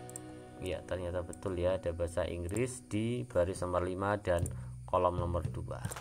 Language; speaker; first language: Indonesian; native; Indonesian